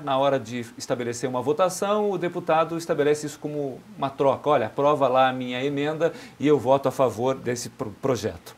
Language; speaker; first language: Portuguese; native; Portuguese